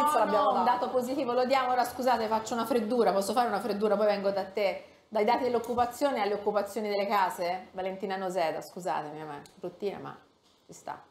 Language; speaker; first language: Italian; native; Italian